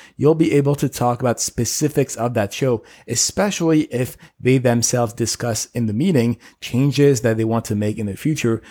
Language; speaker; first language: English; non-native, fluent; French